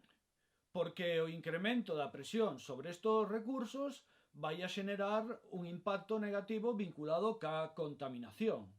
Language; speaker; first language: Galician; non-native, local second language; Spanish